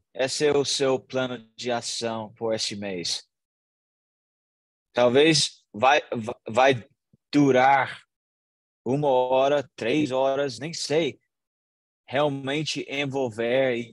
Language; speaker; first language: Portuguese; non-native, learner; English